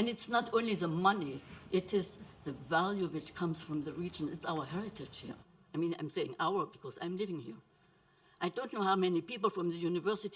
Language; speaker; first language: English; non-native, fluent; German